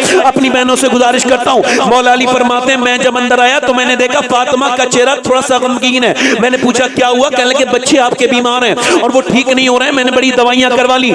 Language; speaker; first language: Urdu; native; Urdu